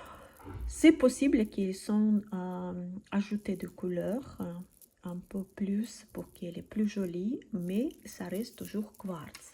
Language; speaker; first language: French; non-native, learner; Russian